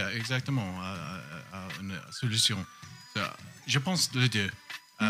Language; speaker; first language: French; non-native, learner; English